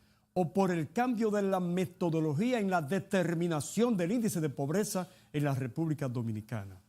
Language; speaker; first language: Spanish; native; Spanish